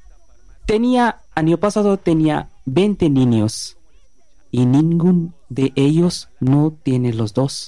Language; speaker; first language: Spanish; non-native, learner; Bangla